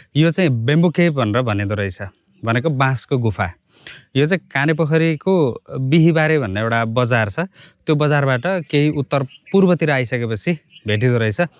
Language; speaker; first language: Nepali; native; Nepali